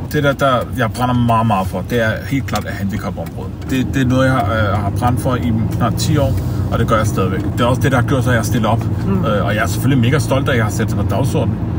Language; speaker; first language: Danish; early bilingual, other home language; Kurdish